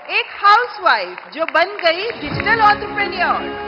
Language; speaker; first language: Hindi; native; Hindi